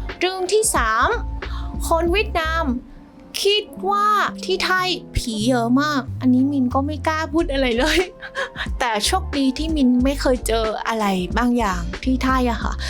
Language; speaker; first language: Thai; non-native, fluent; Vietnamese